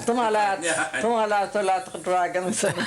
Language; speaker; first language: Irish; native; Irish